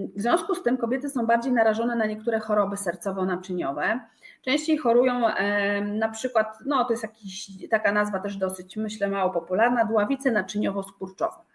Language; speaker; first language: Polish; native; Polish